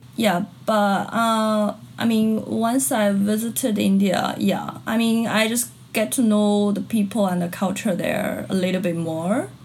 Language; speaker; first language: English; non-native, fluent; Chinese